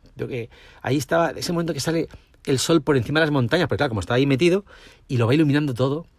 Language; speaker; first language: Spanish; native; Spanish